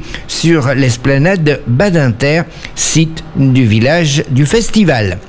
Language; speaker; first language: French; native; French